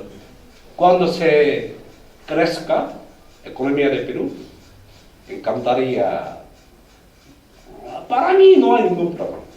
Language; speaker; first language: Spanish; non-native, learner; Korean